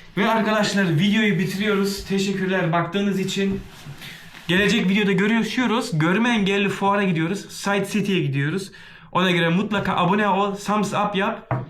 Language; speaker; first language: Turkish; early bilingual, heritage; Turkish